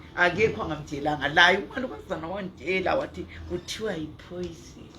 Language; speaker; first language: Zulu; native; Zulu